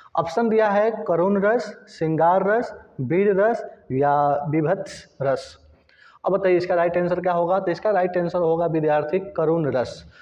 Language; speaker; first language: Hindi; native; Hindi